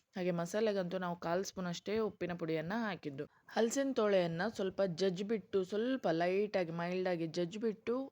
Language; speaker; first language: Kannada; non-native, local second language; Tulu